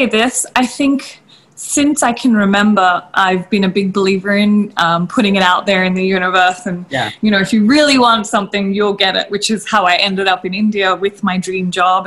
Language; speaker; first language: English; native; English